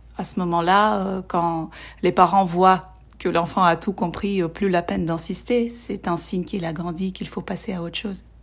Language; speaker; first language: French; native; French